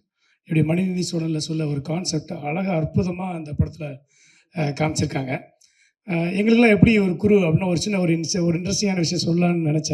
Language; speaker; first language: Tamil; native; Tamil